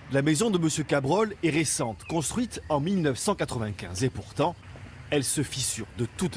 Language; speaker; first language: French; native; French